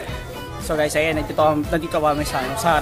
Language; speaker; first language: Filipino; native; Filipino